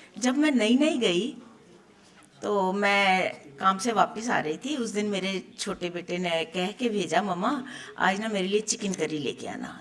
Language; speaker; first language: Hindi; native; Hindi